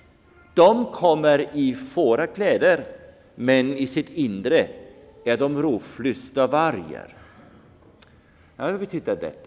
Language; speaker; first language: Swedish; non-native, fluent; German